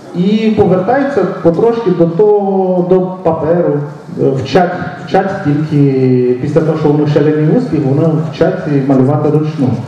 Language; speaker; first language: Ukrainian; non-native, local second language; Romanian